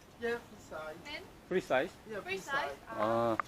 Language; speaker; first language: English; non-native, learner; Khmer